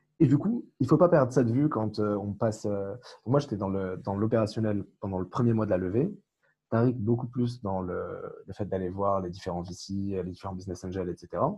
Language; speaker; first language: French; non-native, local second language; Arabic